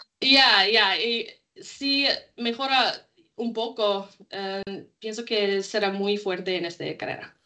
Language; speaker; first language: Spanish; non-native, learner; English